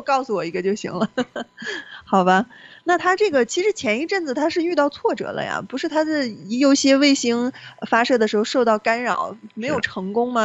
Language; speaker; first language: Chinese; native; Chinese